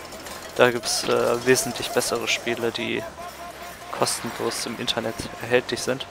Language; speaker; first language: German; native; German